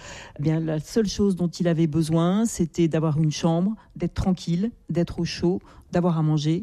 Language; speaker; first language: French; native; French